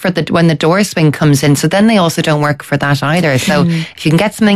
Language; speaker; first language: English; native; English